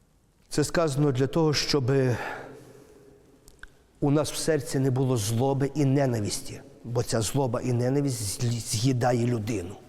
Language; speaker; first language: Ukrainian; native; Ukrainian